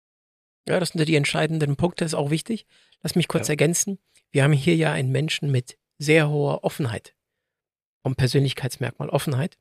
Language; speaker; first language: German; native; German